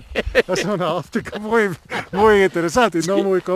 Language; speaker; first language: Spanish; non-native, learner; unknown